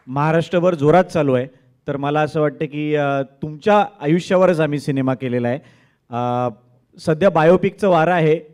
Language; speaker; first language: Marathi; native; Marathi